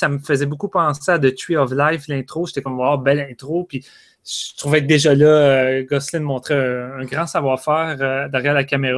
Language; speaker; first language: French; native; French